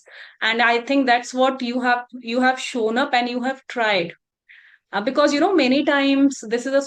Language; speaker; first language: English; non-native, local second language; Hindi